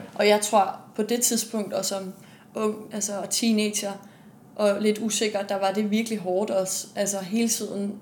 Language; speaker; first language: Danish; native; Danish